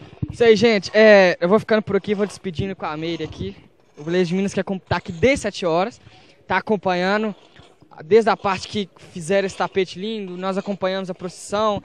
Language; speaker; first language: Portuguese; native; Portuguese